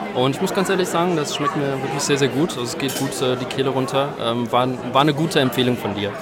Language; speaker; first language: German; native; German